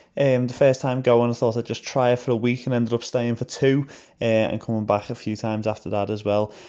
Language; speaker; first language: English; native; English